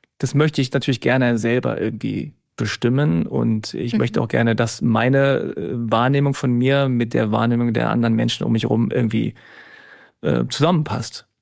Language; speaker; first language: German; native; German